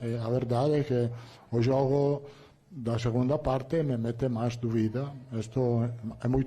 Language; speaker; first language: Portuguese; non-native, learner; Italian